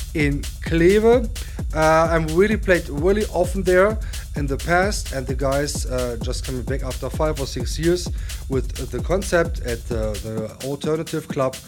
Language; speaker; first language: English; non-native, fluent; German